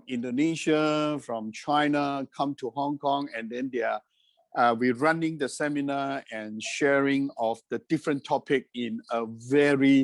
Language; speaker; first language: English; non-native, fluent; Cantonese